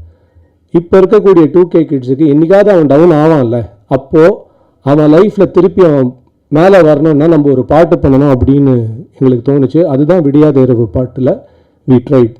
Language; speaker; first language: Tamil; native; Tamil